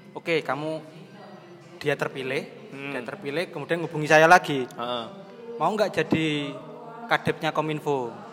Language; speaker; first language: Indonesian; non-native, local second language; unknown